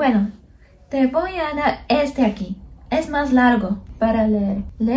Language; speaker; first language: Spanish; non-native, fluent; Polish